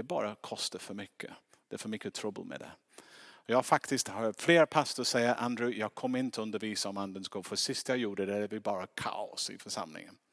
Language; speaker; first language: Swedish; non-native, fluent; English